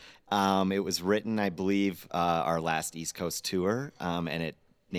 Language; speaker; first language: English; native; English